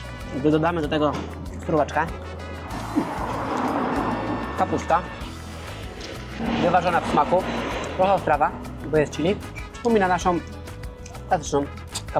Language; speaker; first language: Polish; native; Polish